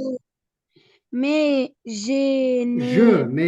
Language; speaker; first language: French; non-native, learner; Arabic